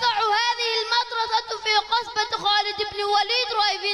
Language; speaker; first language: Arabic; non-native, learner; Urdu